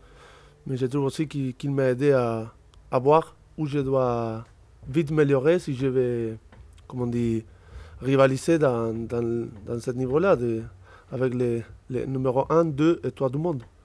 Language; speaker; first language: French; non-native, fluent; Spanish